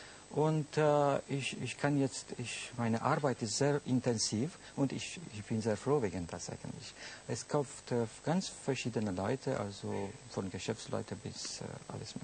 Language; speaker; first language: German; non-native, fluent; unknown